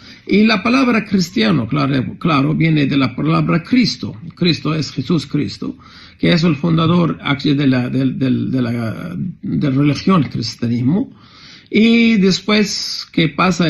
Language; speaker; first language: Spanish; non-native, fluent; Arabic